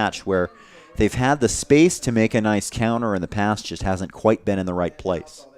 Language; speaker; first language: English; native; English